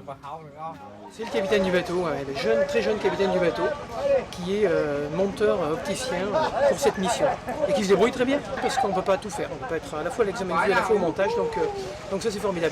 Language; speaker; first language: French; native; French